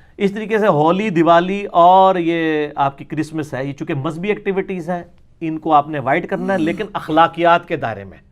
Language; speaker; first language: Urdu; non-native, local second language; Punjabi